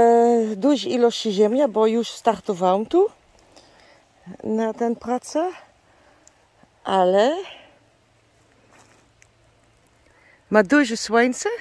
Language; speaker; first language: Polish; non-native, learner; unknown